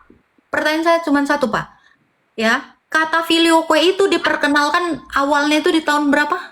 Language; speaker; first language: Indonesian; native; Indonesian